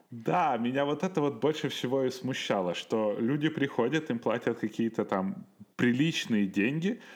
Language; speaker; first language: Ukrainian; non-native, local second language; Russian